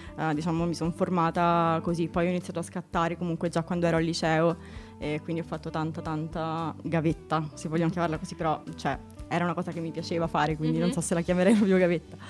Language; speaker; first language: Italian; native; Italian